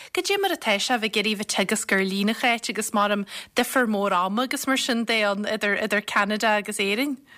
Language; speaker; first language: Irish; native; Irish